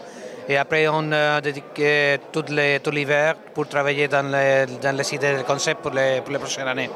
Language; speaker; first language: French; non-native, learner; Spanish